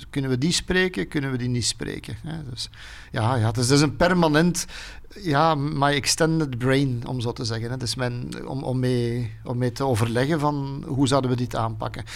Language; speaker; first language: Dutch; native; Dutch